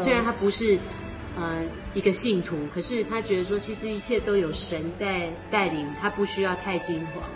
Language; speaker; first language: Chinese; native; Chinese